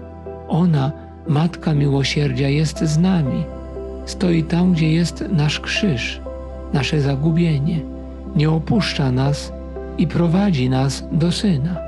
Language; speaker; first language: Polish; native; Polish